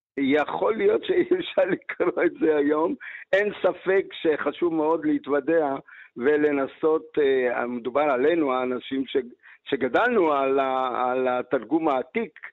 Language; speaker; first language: Hebrew; early bilingual, other home language; Arabic